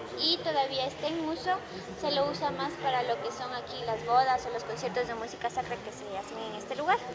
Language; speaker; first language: Spanish; native; Spanish